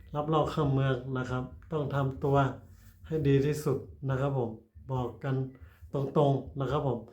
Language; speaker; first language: Thai; native; Thai